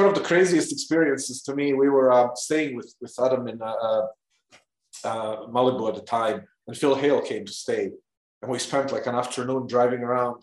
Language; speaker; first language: English; non-native, fluent; Bosnian